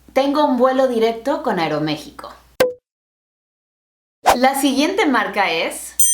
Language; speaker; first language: Spanish; non-native, fluent; English